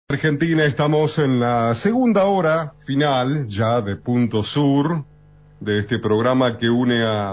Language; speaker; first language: Spanish; native; Spanish